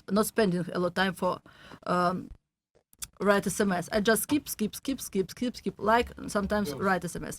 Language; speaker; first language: English; non-native, learner; Russian